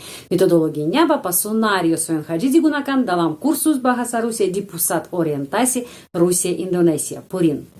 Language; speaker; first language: Indonesian; non-native, fluent; Russian